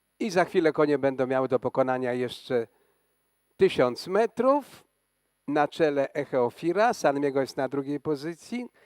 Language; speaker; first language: Polish; native; Polish